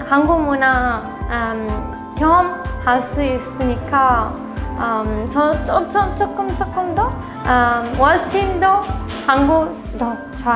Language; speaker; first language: Korean; non-native, fluent; Italian